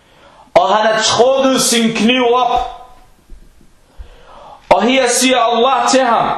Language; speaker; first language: Danish; non-native, fluent; Arabic